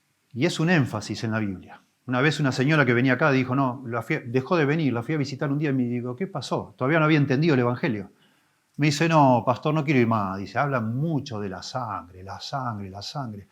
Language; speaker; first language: Spanish; native; Spanish